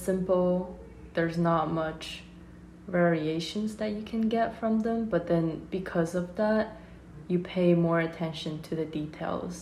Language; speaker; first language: English; non-native, local second language; Cantonese